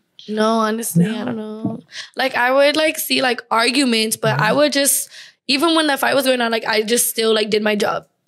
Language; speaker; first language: English; native; English